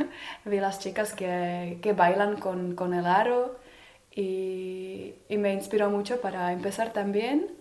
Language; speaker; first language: Spanish; non-native, fluent; Czech